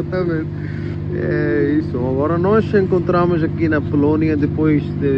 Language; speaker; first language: Portuguese; non-native, learner; Punjabi